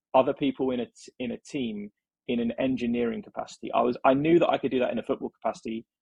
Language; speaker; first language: English; native; English